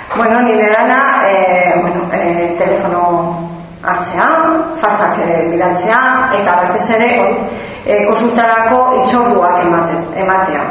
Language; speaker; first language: Basque; non-native, local second language; Spanish